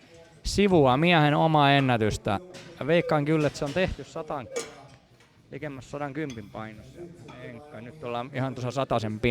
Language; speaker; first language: Finnish; native; Finnish